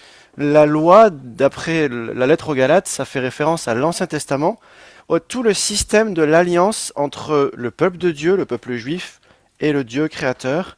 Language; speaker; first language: French; native; French